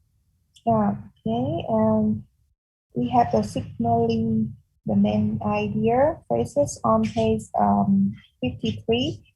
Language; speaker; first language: English; non-native, fluent; Vietnamese